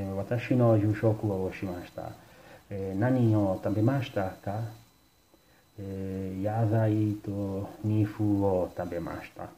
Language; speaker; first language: Japanese; non-native, fluent; Italian